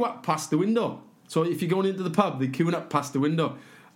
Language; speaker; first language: English; native; English